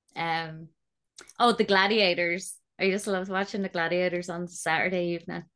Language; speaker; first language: English; native; English